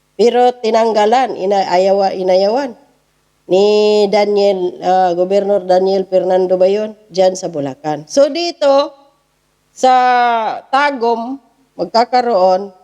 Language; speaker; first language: Filipino; non-native, local second language; Cebuano